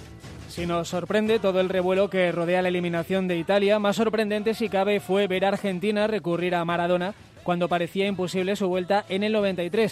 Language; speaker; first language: Spanish; native; Spanish